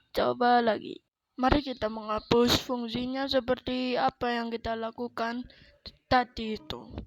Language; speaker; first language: Indonesian; native; Indonesian